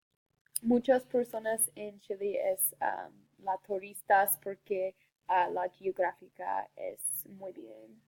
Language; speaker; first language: Spanish; non-native, learner; English